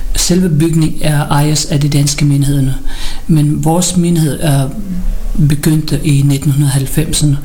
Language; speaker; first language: Danish; early bilingual, other home language; Filipino